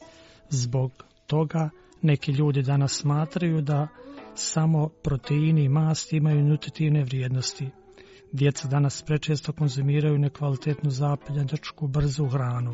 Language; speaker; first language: Croatian; native; Croatian